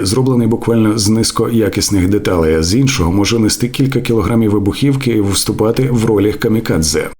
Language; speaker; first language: Ukrainian; native; Ukrainian